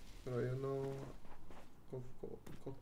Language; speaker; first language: Spanish; non-native, learner; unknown